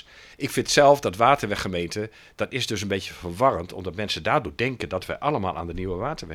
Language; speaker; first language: Dutch; native; Dutch